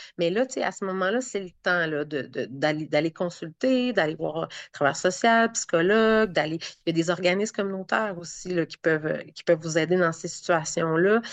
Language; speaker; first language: French; native; French